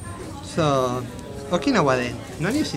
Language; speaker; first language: Japanese; non-native, learner; Spanish